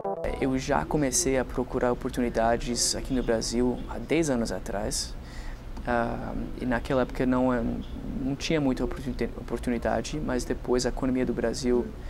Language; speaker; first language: Portuguese; non-native, fluent; English